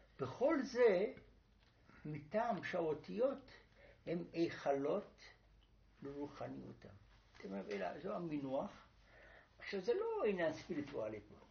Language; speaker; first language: Hebrew; non-native, fluent; Romanian